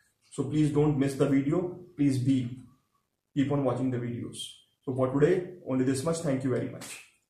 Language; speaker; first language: English; non-native, local second language; Hindi